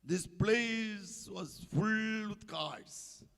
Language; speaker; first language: English; non-native, local second language; Malayalam